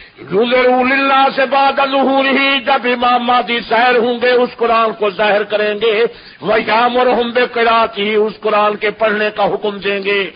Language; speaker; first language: Urdu; non-native, local second language; Saraiki